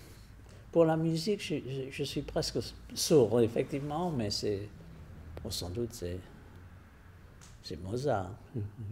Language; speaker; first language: French; non-native, fluent; English